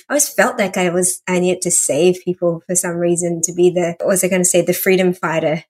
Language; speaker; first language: English; native; English